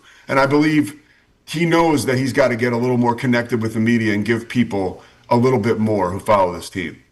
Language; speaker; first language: English; native; English